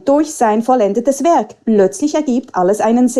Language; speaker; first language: German; native; German